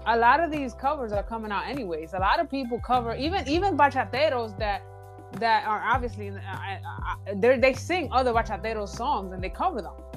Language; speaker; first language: English; early bilingual, other home language; Spanish